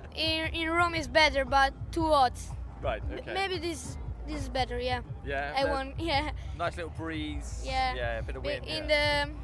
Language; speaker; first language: English; non-native, fluent; Italian